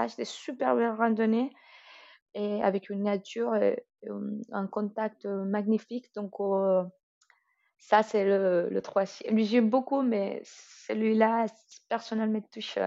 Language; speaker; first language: French; non-native, fluent; Spanish